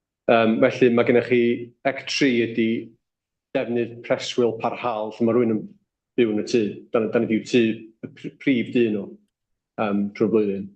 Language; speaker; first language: Welsh; native; Welsh